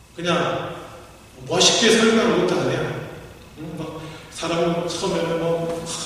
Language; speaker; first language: Korean; native; Korean